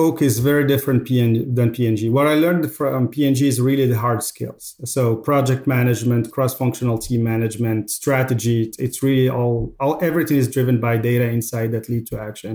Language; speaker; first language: English; non-native, fluent; Arabic